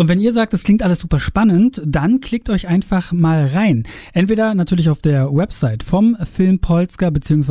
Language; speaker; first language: German; native; German